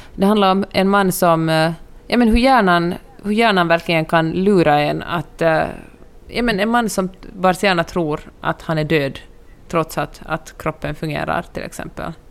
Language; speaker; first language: Swedish; native; Swedish